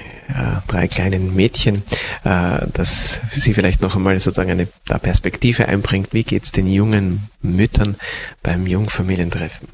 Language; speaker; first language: German; native; German